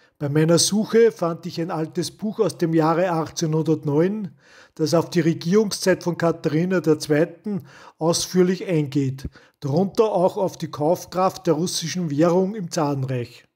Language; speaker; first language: German; native; German